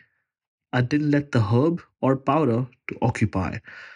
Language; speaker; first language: English; non-native, local second language; Punjabi